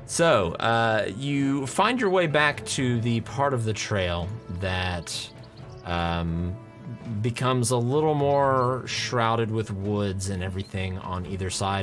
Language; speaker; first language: English; native; English